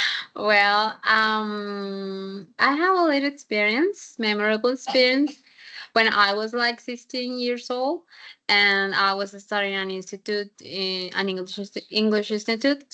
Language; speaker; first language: English; non-native, fluent; Spanish